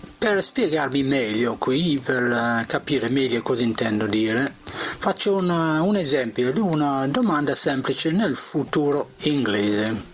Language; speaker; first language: Italian; non-native, fluent; English